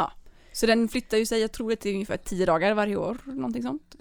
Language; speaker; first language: Swedish; native; Swedish